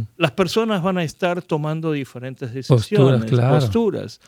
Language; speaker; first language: Spanish; non-native, fluent; Korean